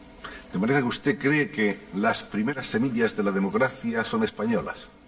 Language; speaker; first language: Spanish; native; Spanish